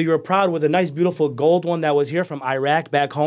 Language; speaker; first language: English; native; English